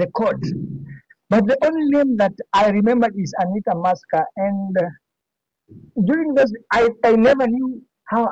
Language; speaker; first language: English; non-native, local second language; Swahili